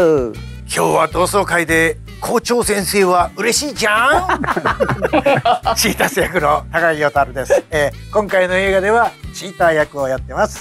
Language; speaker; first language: Japanese; native; Japanese